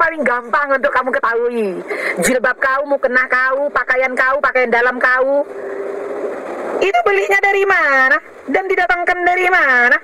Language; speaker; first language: Indonesian; native; Indonesian